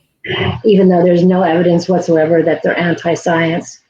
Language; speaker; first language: English; native; English